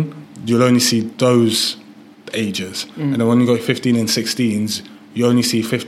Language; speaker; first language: English; early bilingual, other home language; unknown